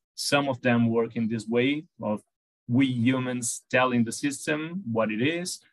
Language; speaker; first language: English; non-native, fluent; Portuguese